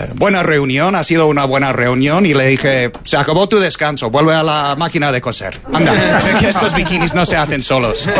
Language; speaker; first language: Spanish; non-native, fluent; English